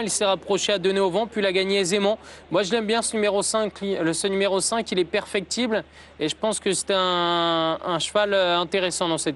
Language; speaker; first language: French; native; French